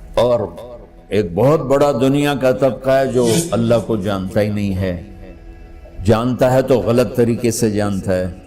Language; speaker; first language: Urdu; non-native, local second language; Punjabi